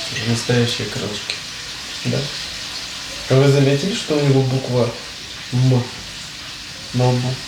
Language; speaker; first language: Russian; native; Russian